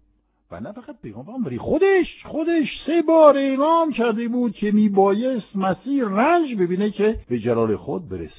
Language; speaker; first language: Persian; non-native, fluent; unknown